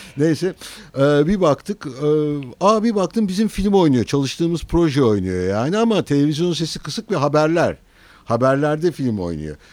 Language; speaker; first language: Turkish; native; Turkish